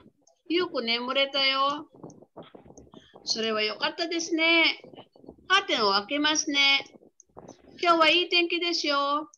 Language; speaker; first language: Japanese; non-native, fluent; Filipino